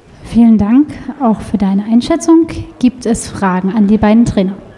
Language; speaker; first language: German; native; German